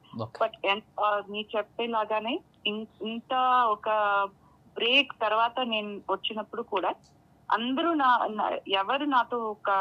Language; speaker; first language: Telugu; non-native, fluent; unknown